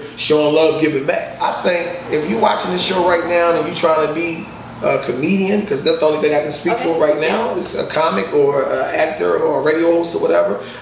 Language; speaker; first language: English; native; English